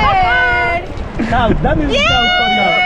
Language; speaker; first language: Dutch; non-native, learner; Polish